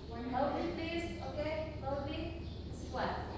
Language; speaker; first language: English; non-native, learner; Indonesian